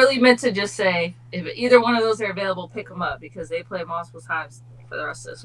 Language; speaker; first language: English; native; English